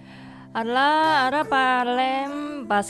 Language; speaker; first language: Catalan; non-native, learner; Indonesian